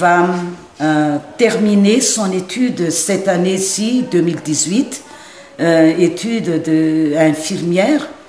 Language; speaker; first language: French; non-native, local second language; Malagasy